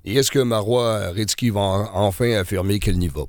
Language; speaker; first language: French; native; French